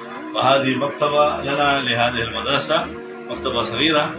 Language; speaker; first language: Arabic; non-native, fluent; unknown